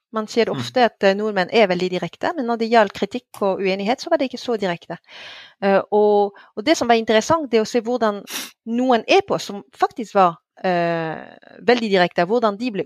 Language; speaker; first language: Norwegian; non-native, fluent; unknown